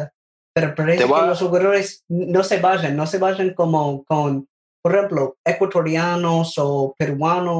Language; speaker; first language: Spanish; non-native, learner; English